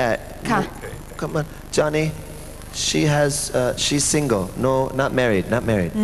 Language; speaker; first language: English; non-native, fluent; Thai